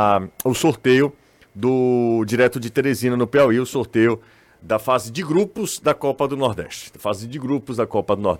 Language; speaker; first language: Portuguese; native; Portuguese